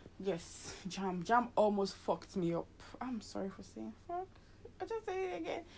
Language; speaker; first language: English; native; English